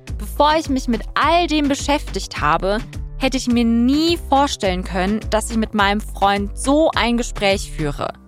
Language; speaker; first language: German; early bilingual, other home language; Persian